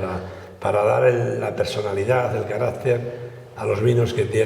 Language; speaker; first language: Spanish; native; Spanish